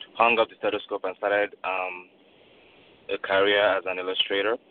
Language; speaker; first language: English; non-native, local second language; Yoruba